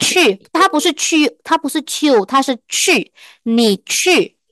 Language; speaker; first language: Chinese; non-native, fluent; Indonesian